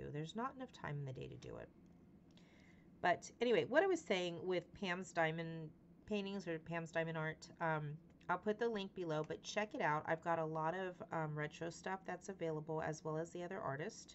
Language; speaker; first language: English; native; English